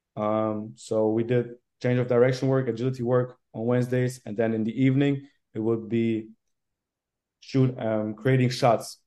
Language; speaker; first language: English; non-native, fluent; German